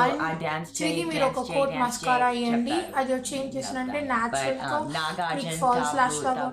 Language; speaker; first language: Telugu; native; Telugu